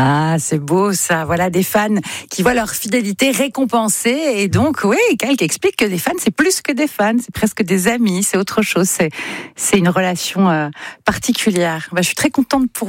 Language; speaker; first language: French; native; French